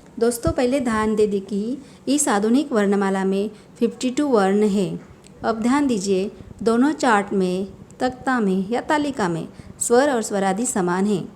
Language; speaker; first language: Hindi; non-native, local second language; Marathi